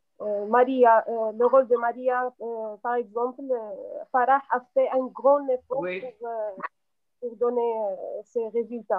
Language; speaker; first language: French; non-native, local second language; Arabic